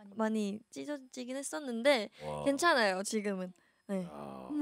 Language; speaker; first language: Korean; native; Korean